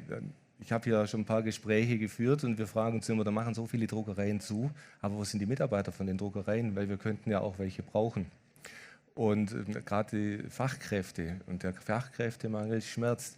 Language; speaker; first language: German; native; German